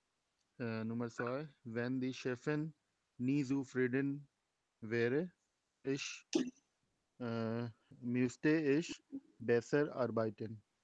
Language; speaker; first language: German; non-native, learner; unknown